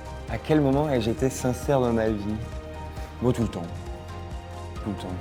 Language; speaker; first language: French; native; French